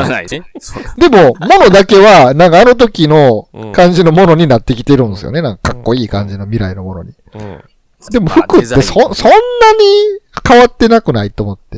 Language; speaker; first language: Japanese; native; Japanese